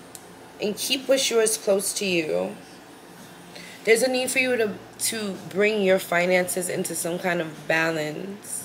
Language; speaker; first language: English; native; English